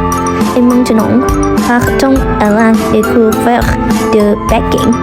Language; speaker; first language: French; non-native, learner; Vietnamese